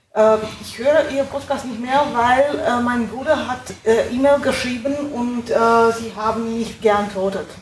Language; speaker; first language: German; non-native, fluent; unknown